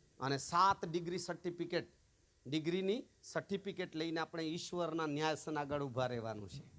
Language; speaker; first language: Gujarati; non-native, local second language; Kukna